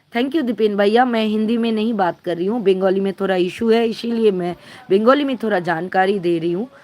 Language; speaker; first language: Hindi; non-native, local second language; Bangla